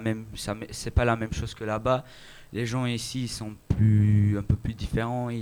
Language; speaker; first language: French; non-native, learner; Albanian